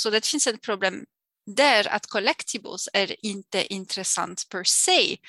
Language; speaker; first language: Swedish; non-native, learner; French